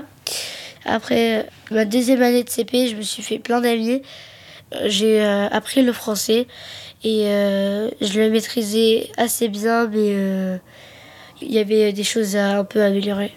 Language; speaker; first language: French; early bilingual, other home language; Arabic